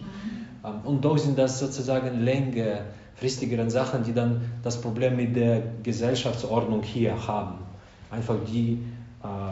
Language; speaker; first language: German; non-native, fluent; Russian